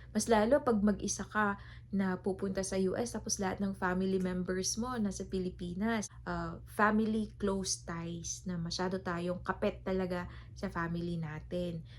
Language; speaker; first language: Filipino; native; Filipino